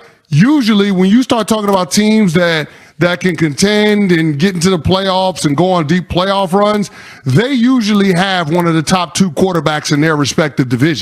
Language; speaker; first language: English; native; English